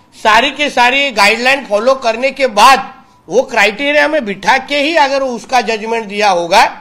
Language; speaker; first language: Hindi; non-native, local second language; Marathi